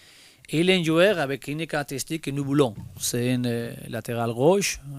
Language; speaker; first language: French; non-native, learner; Spanish